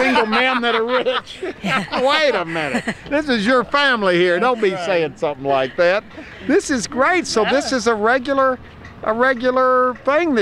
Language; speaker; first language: English; native; English